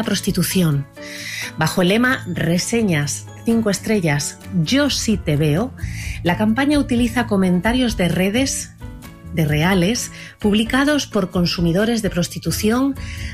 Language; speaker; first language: Spanish; native; Spanish